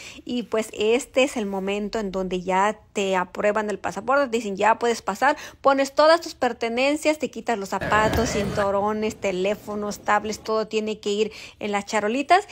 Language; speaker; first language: Spanish; native; Spanish